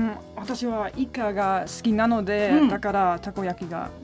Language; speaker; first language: Japanese; non-native, learner; German